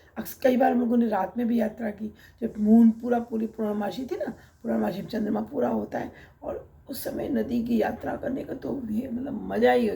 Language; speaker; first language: Hindi; native; Hindi